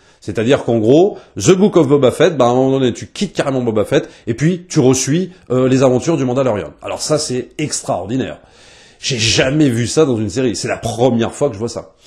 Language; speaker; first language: French; native; French